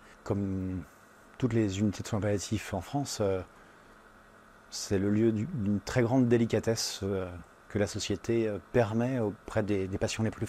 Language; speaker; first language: French; native; French